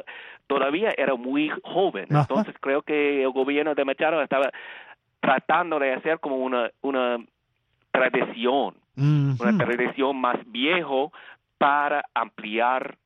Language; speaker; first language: Spanish; non-native, fluent; English